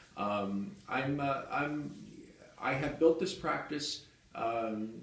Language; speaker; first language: English; native; English